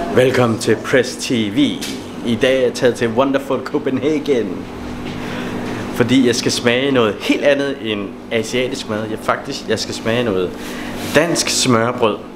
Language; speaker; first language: Danish; non-native, fluent; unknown